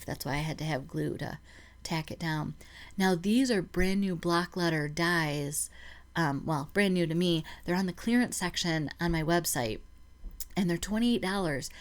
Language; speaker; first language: English; native; English